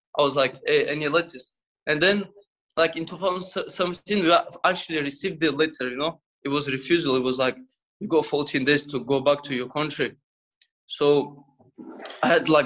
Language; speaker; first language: English; non-native, fluent; Russian